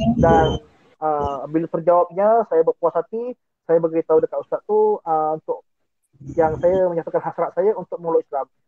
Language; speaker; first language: Malay; non-native, local second language; Iban